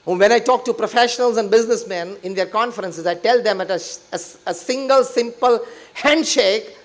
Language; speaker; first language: English; non-native, local second language; Gujarati